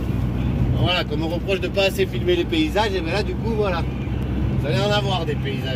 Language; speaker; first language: French; native; French